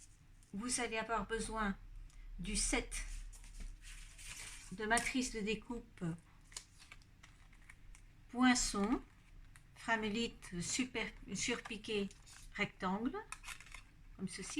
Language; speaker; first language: French; native; French